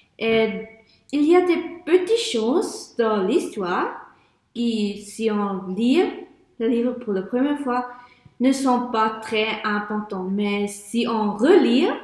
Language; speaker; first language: French; non-native, learner; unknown